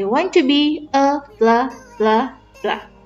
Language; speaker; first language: English; non-native, fluent; Indonesian